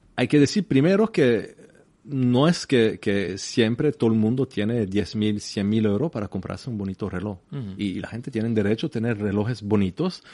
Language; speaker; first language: Spanish; non-native, fluent; French